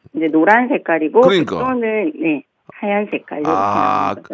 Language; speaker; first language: Korean; native; Korean